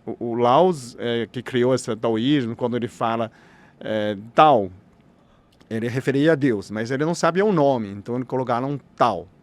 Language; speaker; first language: Portuguese; non-native, fluent; Chinese